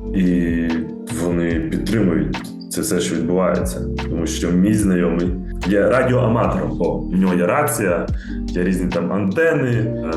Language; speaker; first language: Ukrainian; native; Ukrainian